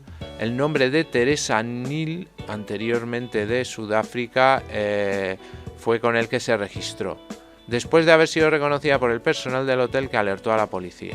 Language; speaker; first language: Spanish; native; Spanish